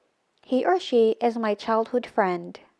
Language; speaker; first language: English; non-native, local second language; Filipino